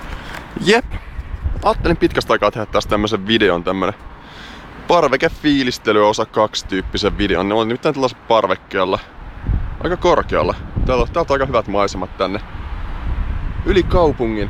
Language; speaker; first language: Finnish; native; Finnish